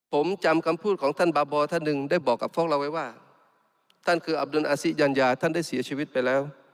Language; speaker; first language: Thai; non-native, local second language; Malay